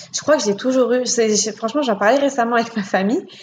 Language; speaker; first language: French; native; French